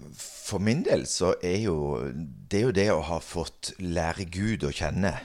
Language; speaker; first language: Norwegian; native; Norwegian